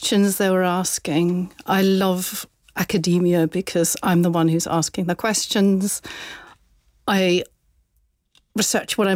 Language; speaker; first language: English; non-native, fluent; German